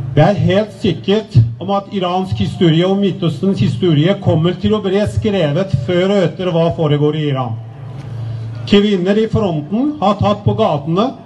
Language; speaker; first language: Norwegian; non-native, fluent; Persian